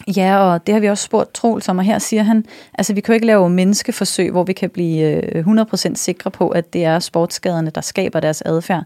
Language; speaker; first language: Danish; native; Danish